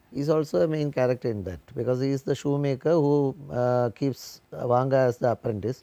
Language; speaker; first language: English; non-native, local second language; Malayalam